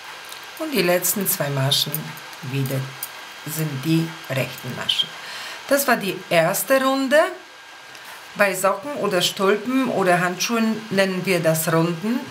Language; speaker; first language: German; non-native, fluent; Polish